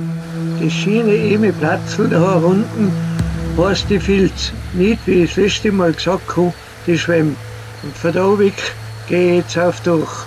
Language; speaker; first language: German; native; German